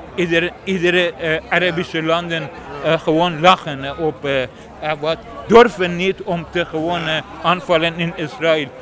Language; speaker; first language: Dutch; non-native, learner; Persian